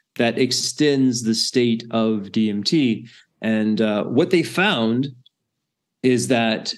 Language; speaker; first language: English; native; English